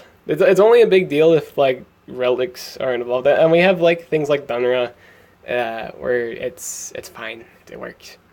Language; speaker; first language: English; native; English